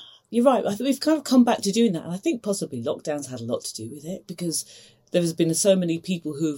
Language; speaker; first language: English; native; English